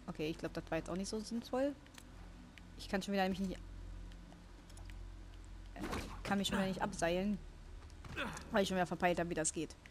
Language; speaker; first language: German; native; German